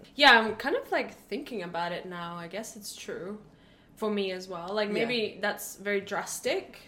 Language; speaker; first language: English; non-native, fluent; Latvian